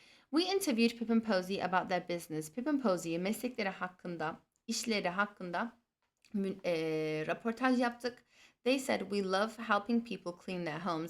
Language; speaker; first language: English; non-native, fluent; Turkish